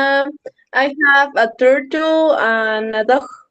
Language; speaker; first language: English; non-native, learner; Spanish